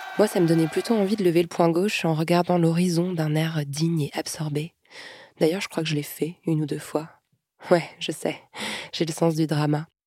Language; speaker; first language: French; native; French